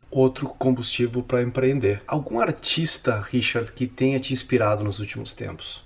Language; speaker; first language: Portuguese; native; Portuguese